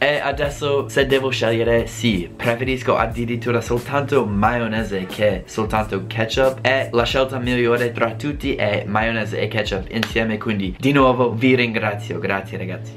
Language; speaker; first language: Italian; non-native, fluent; English